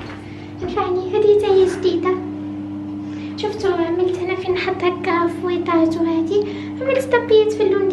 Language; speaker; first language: Arabic; native; Arabic